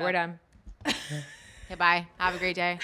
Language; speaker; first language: English; native; English